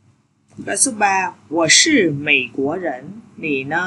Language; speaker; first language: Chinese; non-native, fluent; Vietnamese